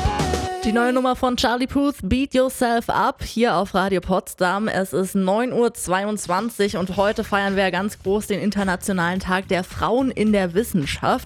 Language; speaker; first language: German; native; German